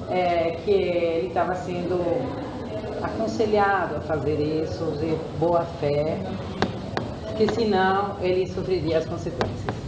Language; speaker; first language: Portuguese; non-native, fluent; Spanish